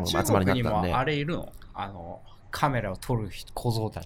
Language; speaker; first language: Japanese; native; Japanese